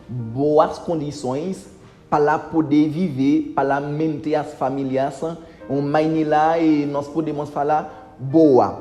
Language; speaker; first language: Portuguese; non-native, learner; Haitian Creole